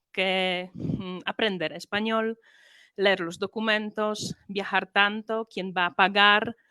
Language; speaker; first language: Spanish; non-native, fluent; Polish